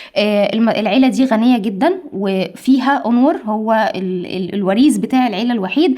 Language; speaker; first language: Arabic; native; Arabic